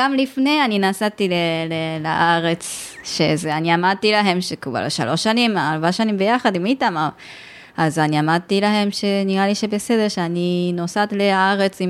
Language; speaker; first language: Hebrew; non-native, learner; Japanese